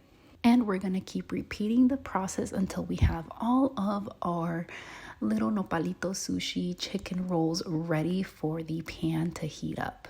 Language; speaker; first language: English; early bilingual, other home language; Spanish